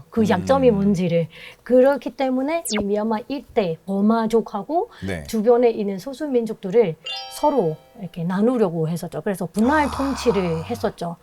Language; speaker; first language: Korean; non-native, fluent; Burmese